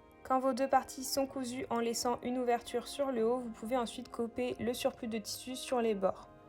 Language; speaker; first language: French; native; French